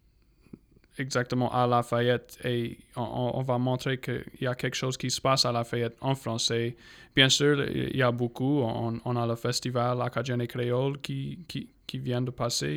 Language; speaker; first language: French; non-native, local second language; English